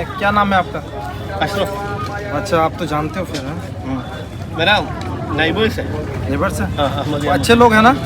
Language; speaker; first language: Hindi; non-native, local second language; Bangla